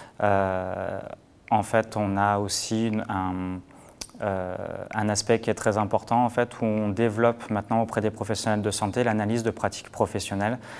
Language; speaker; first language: French; native; French